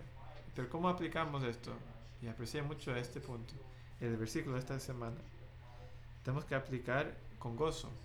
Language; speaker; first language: Spanish; non-native, fluent; English